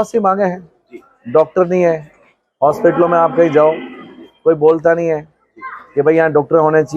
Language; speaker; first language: Hindi; non-native, local second language; Marwari